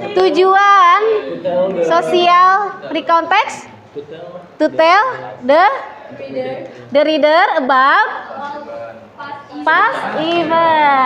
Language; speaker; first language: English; non-native, fluent; Indonesian